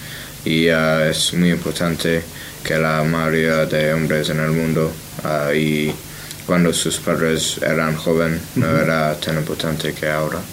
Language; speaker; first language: Spanish; non-native, learner; English